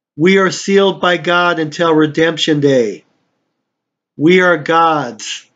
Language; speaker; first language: English; native; English